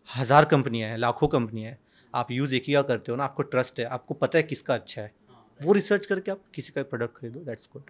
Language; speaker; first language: Hindi; native; Hindi